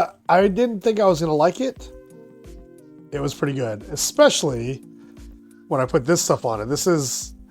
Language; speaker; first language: English; native; English